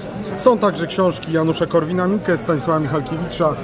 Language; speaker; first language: Polish; native; Polish